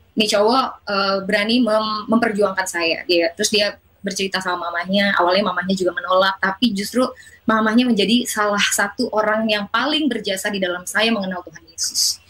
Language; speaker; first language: Indonesian; native; Indonesian